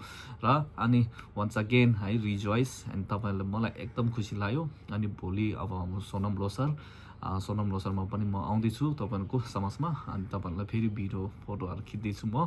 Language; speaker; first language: Nepali; non-native, local second language; Tibetan